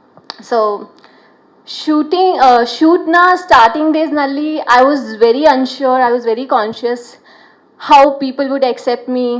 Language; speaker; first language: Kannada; non-native, learner; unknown